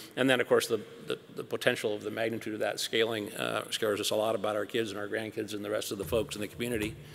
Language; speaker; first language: English; native; English